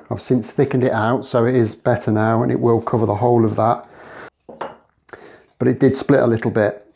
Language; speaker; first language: English; native; English